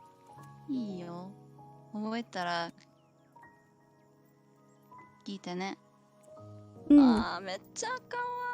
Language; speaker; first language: Japanese; non-native, learner; English